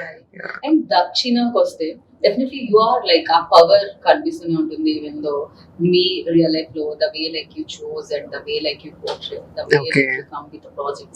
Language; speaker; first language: Telugu; native; Telugu